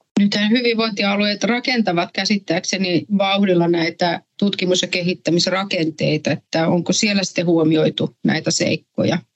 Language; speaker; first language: Finnish; native; Finnish